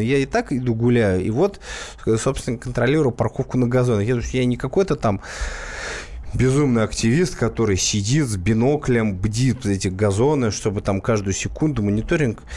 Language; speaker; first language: Russian; native; Russian